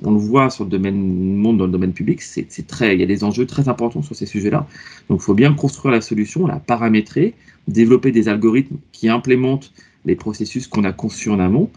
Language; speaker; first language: French; native; French